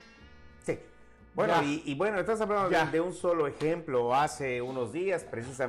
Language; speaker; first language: Spanish; native; Spanish